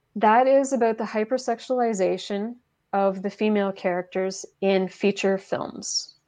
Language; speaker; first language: English; non-native, fluent; French